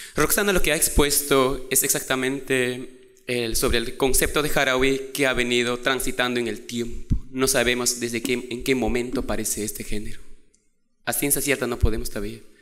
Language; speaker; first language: Spanish; non-native, local second language; Quechua